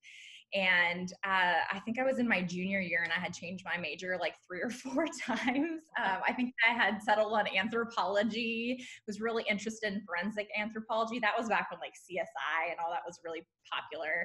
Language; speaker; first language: English; native; English